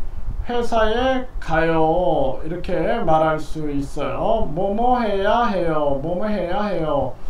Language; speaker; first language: Korean; non-native, fluent; Vietnamese